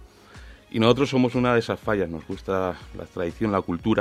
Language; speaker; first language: Spanish; native; Spanish